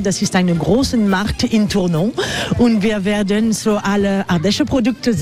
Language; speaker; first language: German; non-native, learner; French